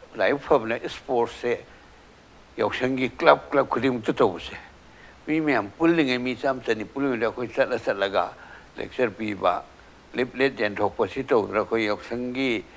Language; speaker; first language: Manipuri; native; Manipuri